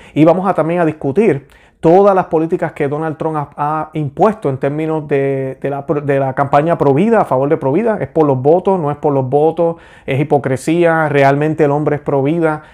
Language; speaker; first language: Spanish; native; Spanish